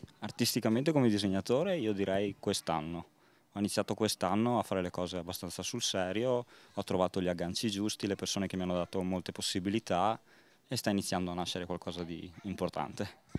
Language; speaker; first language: Italian; native; Italian